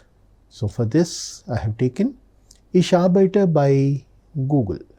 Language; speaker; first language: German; non-native, fluent; Telugu